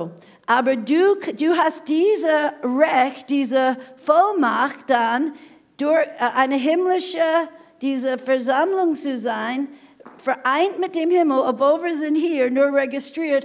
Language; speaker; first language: German; non-native, fluent; English